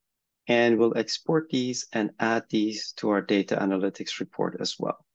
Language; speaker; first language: English; native; English